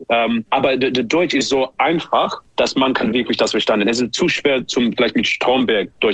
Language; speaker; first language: German; non-native, learner; English